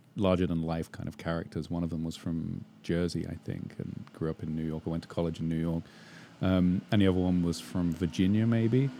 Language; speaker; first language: English; native; English